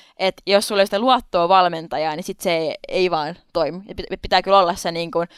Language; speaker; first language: Finnish; non-native, local second language; Swedish